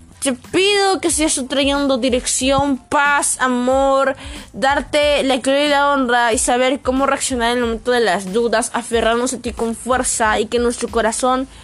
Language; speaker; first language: Spanish; native; Spanish